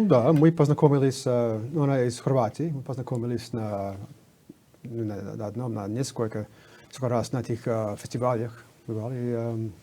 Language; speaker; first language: Russian; non-native, fluent; English